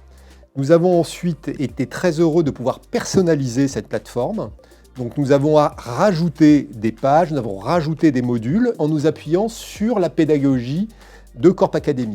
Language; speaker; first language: French; native; French